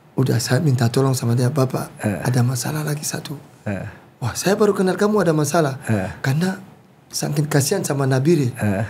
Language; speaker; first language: Indonesian; non-native, fluent; French